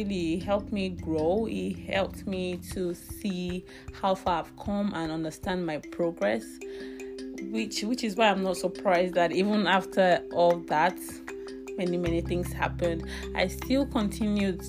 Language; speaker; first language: English; non-native, local second language; Yoruba